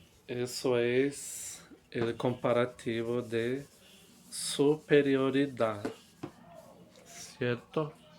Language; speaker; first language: Spanish; non-native, fluent; Portuguese